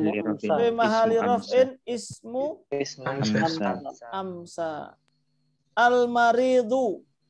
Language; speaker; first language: Arabic; non-native, fluent; Indonesian